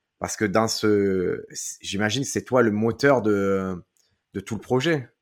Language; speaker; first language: French; native; French